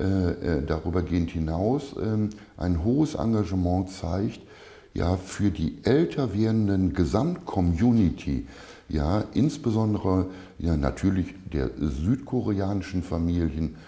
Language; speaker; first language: German; native; German